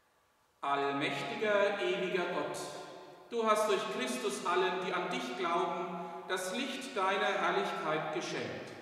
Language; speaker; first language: German; native; German